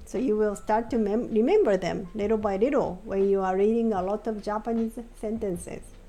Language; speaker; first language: English; non-native, fluent; Japanese